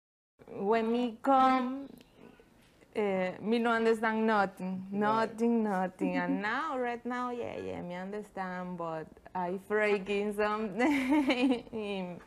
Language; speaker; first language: English; non-native, learner; Spanish